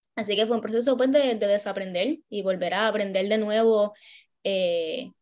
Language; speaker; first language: Spanish; native; Spanish